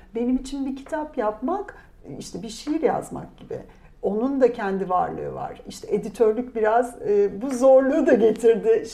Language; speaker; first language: Turkish; native; Turkish